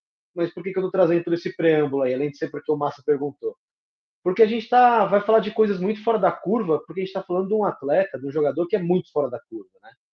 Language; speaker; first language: Portuguese; native; Portuguese